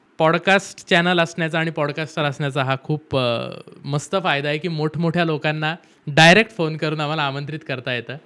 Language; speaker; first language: Marathi; native; Marathi